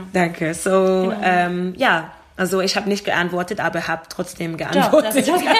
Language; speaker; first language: German; non-native, learner; English